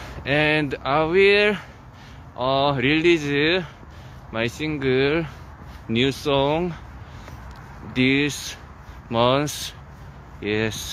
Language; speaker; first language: English; non-native, learner; Korean